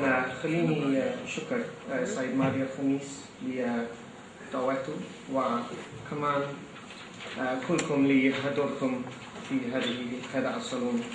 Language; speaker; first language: Arabic; non-native, fluent; English